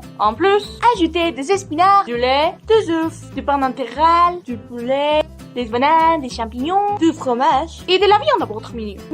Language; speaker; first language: French; non-native, learner; Spanish